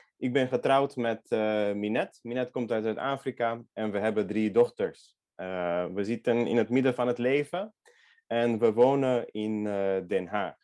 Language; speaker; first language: Dutch; non-native, fluent; Hungarian